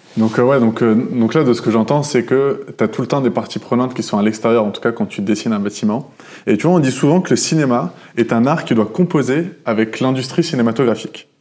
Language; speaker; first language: French; native; French